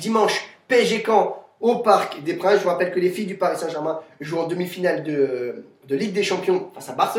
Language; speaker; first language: French; native; French